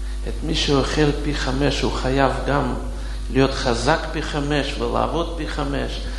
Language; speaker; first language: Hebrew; non-native, fluent; Russian